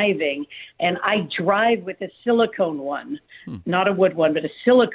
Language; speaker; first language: English; native; English